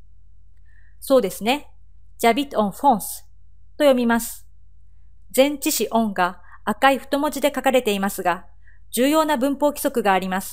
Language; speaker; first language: Japanese; native; Japanese